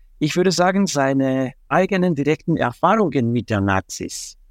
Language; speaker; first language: German; non-native, fluent; Spanish